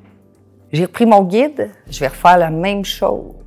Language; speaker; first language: French; native; French